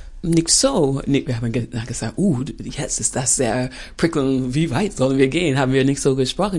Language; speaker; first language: German; non-native, fluent; English